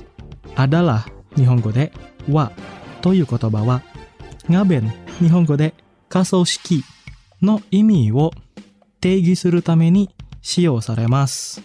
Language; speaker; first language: Japanese; non-native, fluent; Indonesian